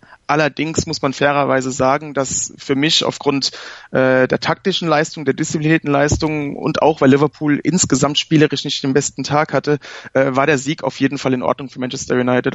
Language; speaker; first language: German; native; German